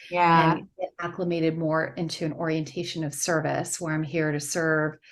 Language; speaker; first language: English; native; English